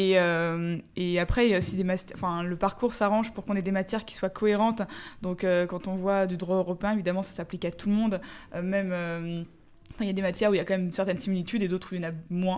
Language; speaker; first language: French; native; French